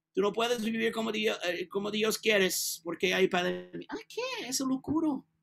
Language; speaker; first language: Spanish; non-native, learner; English